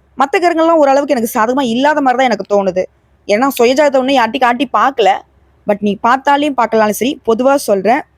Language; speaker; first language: Tamil; native; Tamil